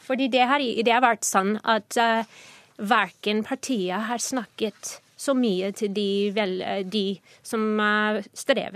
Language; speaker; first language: Norwegian; non-native, fluent; English